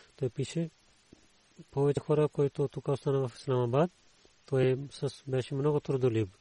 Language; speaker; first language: Bulgarian; non-native, learner; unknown